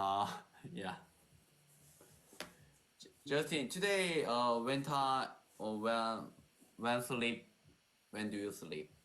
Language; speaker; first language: English; non-native, learner; Korean